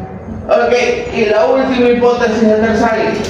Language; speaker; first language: Spanish; native; Spanish